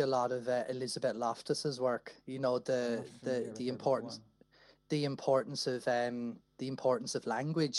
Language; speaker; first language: English; native; English